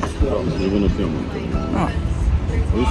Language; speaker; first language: Japanese; non-native, learner; French